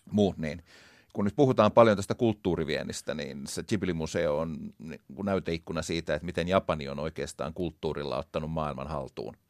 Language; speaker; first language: Finnish; native; Finnish